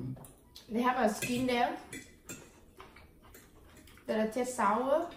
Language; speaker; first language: English; non-native, learner; Thai